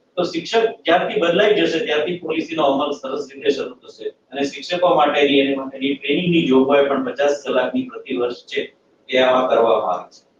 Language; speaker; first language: Gujarati; native; Gujarati